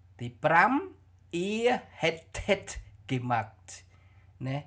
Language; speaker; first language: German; non-native, fluent; Khmer